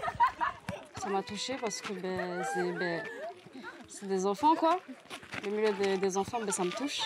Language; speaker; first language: French; native; French